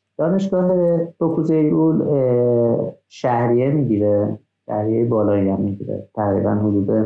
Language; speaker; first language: Persian; non-native, local second language; Azerbaijani